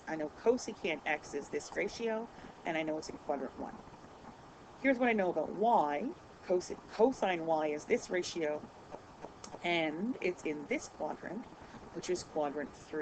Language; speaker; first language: English; native; English